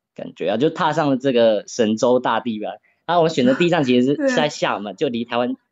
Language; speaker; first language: Chinese; native; Chinese